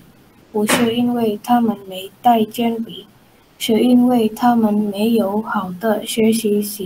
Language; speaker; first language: Chinese; non-native, learner; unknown